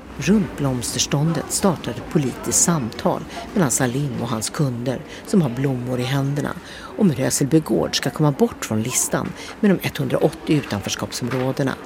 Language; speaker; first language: Swedish; native; Swedish